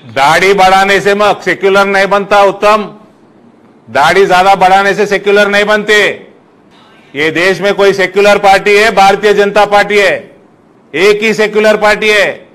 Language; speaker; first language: Hindi; non-native, local second language; Telugu